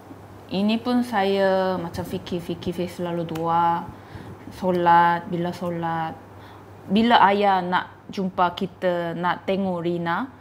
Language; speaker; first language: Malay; non-native, fluent; Korean